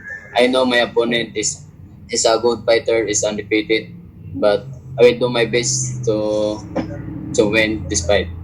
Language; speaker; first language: English; non-native, learner; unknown